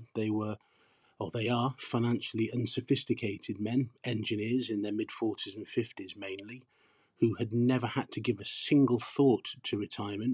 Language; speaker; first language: English; native; English